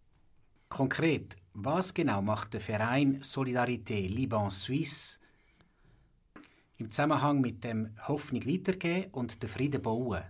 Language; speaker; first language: German; native; German